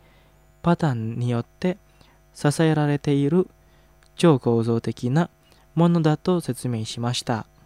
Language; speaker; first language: Japanese; non-native, fluent; Indonesian